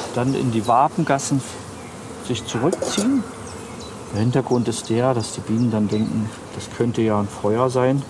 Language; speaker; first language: German; native; German